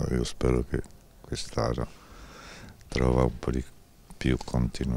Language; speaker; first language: Italian; non-native, fluent; Czech